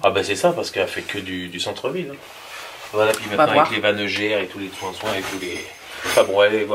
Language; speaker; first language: French; native; French